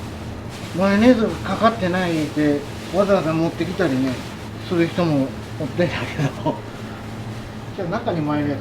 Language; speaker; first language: Japanese; native; Japanese